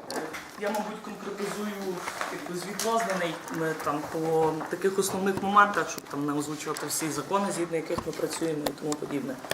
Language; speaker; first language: Ukrainian; native; Ukrainian